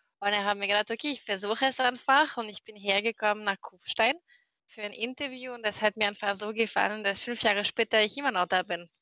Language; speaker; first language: German; non-native, fluent; French